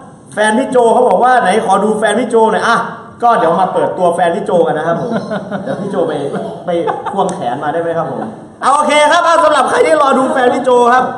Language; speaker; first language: Thai; native; Thai